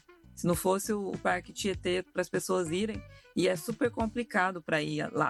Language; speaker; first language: Portuguese; native; Portuguese